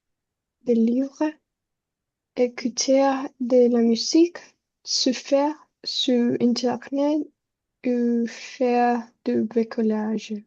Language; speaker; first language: French; non-native, learner; Spanish